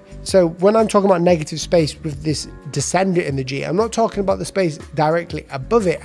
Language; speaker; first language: English; native; English